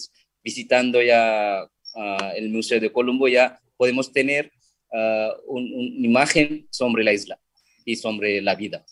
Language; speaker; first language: Spanish; non-native, fluent; Sinhala